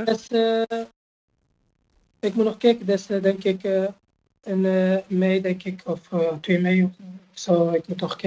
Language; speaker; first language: Dutch; non-native, fluent; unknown